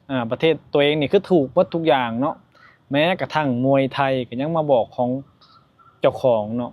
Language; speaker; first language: Thai; non-native, local second language; Lao